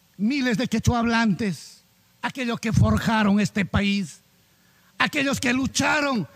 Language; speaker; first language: Spanish; non-native, local second language; Quechua